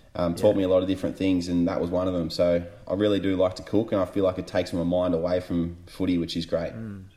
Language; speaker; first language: English; native; English